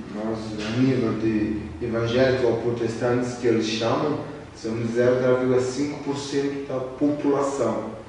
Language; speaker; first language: Portuguese; native; Portuguese